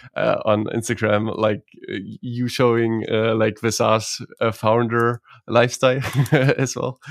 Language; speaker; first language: English; non-native, fluent; Croatian